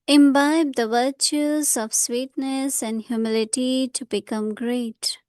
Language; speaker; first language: English; non-native, local second language; Hindi